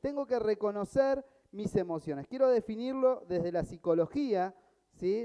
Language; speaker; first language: Spanish; native; Spanish